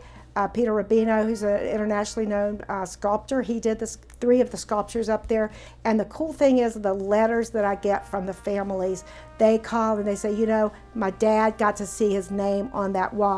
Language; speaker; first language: English; native; English